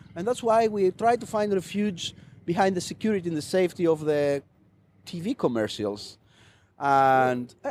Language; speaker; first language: English; non-native, fluent; Greek